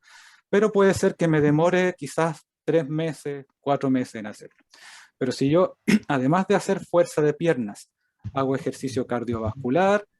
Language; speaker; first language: Spanish; native; Spanish